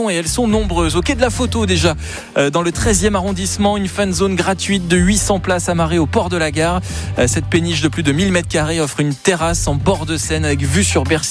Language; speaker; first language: French; native; French